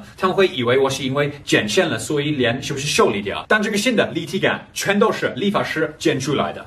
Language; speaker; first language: Chinese; non-native, fluent; English